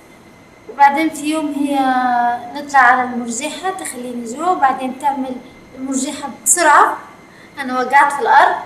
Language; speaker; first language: Arabic; non-native, learner; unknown